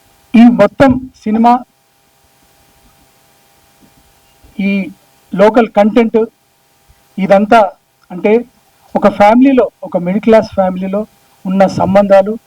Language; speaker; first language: Telugu; native; Telugu